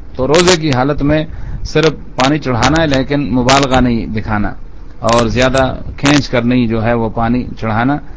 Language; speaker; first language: Urdu; non-native, local second language; Pashto